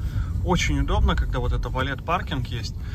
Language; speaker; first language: Russian; native; Russian